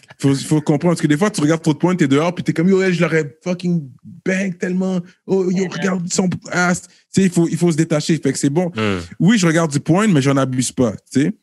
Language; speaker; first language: French; early bilingual, other home language; Haitian Creole